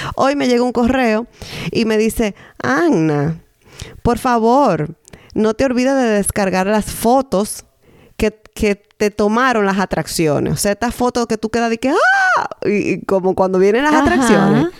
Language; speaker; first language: Spanish; native; Spanish